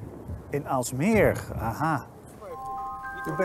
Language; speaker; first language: Dutch; native; Dutch